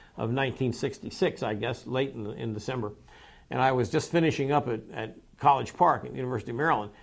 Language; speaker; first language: English; native; English